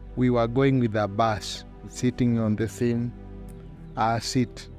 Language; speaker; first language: English; non-native, local second language; Luyia